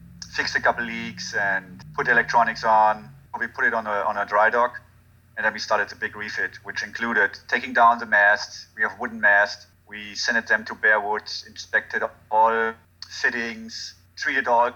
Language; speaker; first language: English; non-native, fluent; German